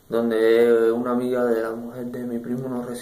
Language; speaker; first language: Spanish; native; Spanish